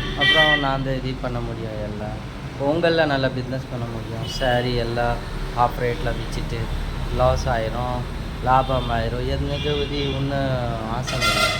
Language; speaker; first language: Tamil; non-native, local second language; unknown